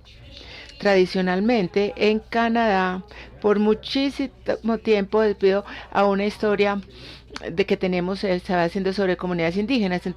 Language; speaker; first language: Spanish; non-native, fluent; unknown